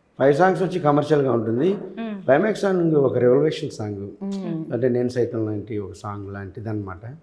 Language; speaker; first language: Telugu; native; Telugu